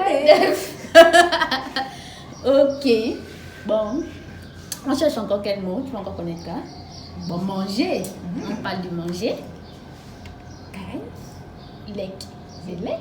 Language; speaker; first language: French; non-native, local second language; Fang